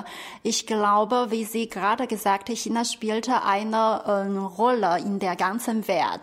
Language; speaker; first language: German; non-native, fluent; Chinese